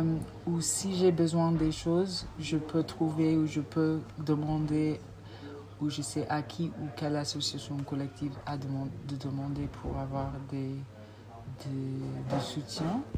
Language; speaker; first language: French; non-native, fluent; English